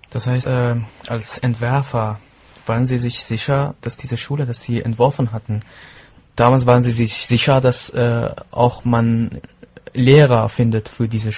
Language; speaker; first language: German; non-native, fluent; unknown